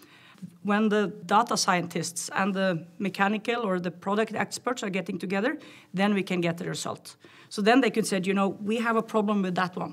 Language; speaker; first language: English; non-native, fluent; Norwegian